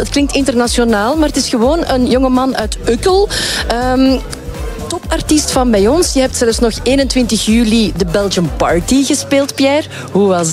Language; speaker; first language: Dutch; native; Dutch